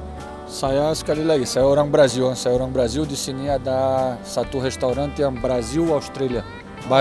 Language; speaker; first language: Indonesian; non-native, learner; Portuguese